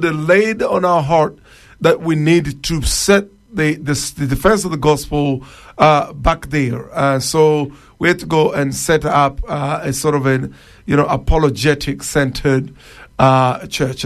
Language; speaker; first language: English; non-native, fluent; Luba-Lulua